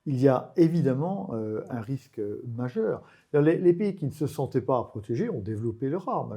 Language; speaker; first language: French; native; French